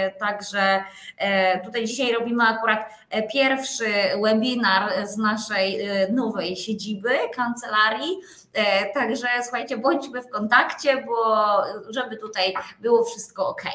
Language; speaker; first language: Polish; native; Polish